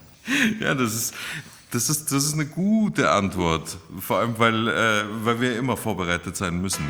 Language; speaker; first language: German; native; German